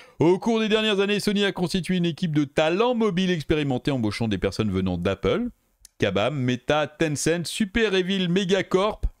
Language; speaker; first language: French; native; French